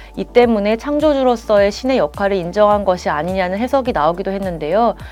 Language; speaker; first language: Korean; native; Korean